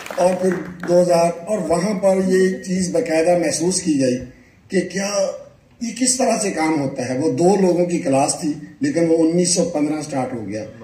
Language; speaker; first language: Urdu; native; Urdu